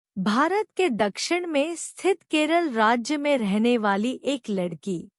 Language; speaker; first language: Hindi; native; Hindi